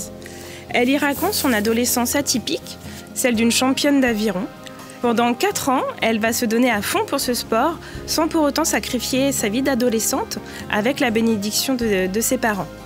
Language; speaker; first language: French; native; French